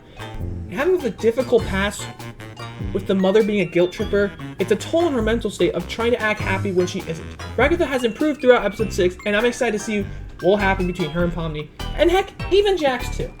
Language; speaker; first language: English; native; English